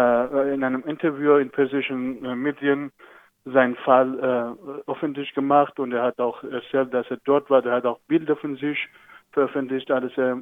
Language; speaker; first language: German; non-native, fluent; Persian